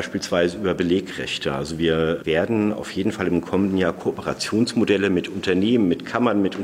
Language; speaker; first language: German; native; German